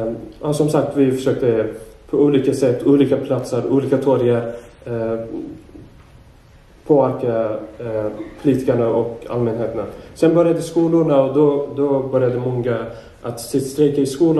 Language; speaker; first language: Swedish; non-native, fluent; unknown